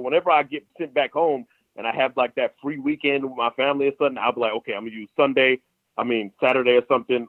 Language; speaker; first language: English; native; English